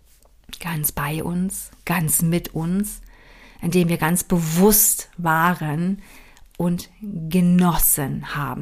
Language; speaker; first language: German; native; German